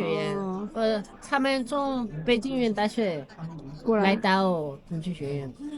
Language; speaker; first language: Chinese; non-native, learner; Spanish